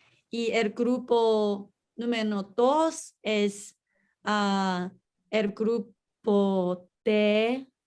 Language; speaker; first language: Spanish; non-native, learner; Chinese